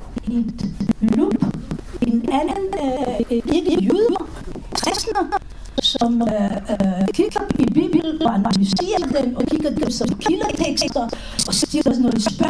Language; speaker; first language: Danish; non-native, fluent; Hebrew